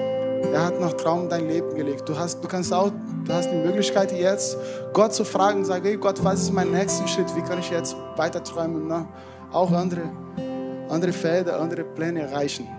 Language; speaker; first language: German; non-native, fluent; Portuguese